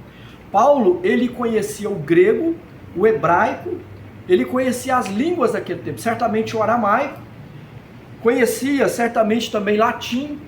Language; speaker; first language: Portuguese; native; Portuguese